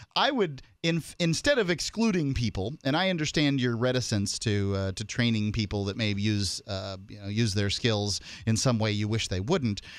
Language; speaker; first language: English; native; English